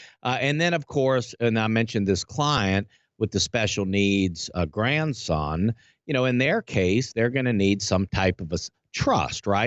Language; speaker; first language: English; native; English